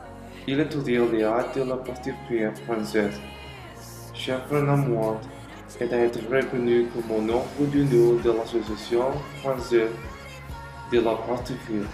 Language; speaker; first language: French; non-native, learner; Spanish